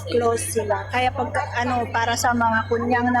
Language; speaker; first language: Filipino; native; Filipino